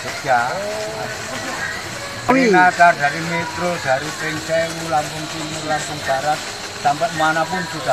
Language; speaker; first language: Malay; non-native, local second language; Javanese